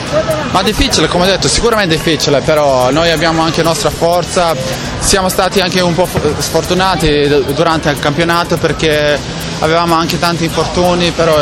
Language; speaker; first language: Italian; non-native, fluent; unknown